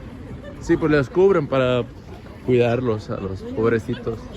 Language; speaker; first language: Spanish; native; Spanish